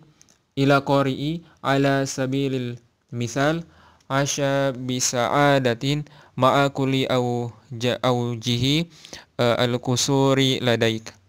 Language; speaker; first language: Arabic; non-native, learner; Indonesian